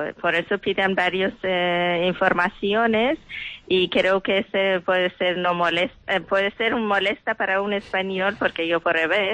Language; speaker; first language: Spanish; non-native, learner; Persian